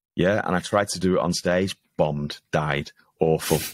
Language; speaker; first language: English; native; English